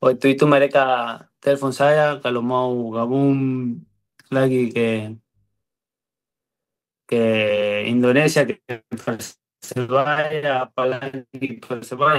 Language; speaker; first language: Indonesian; non-native, fluent; Spanish